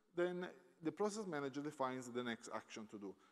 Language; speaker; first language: English; non-native, fluent; Italian